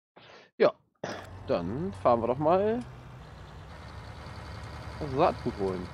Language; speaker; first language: German; native; German